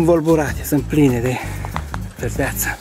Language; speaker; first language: Romanian; native; Romanian